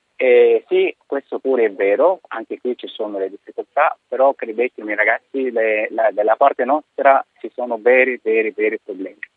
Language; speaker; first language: Italian; non-native, fluent; Arabic